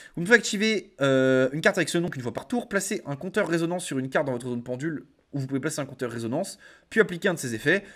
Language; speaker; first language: French; native; French